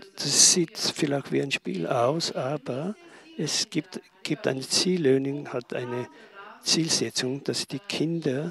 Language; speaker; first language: German; non-native, learner; Tibetan